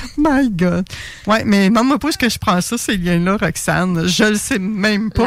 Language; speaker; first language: French; native; French